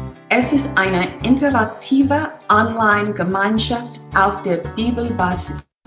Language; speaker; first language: German; non-native, fluent; English